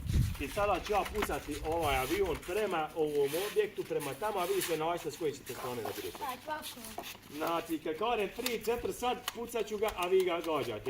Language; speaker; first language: Bosnian; native; Bosnian